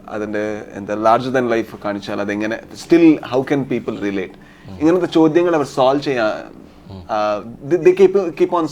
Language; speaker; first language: Malayalam; non-native, local second language; Kannada